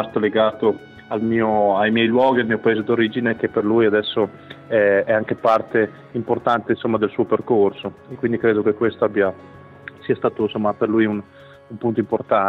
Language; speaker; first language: Italian; native; Italian